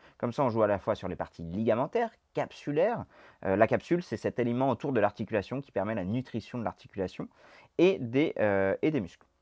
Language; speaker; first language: French; native; French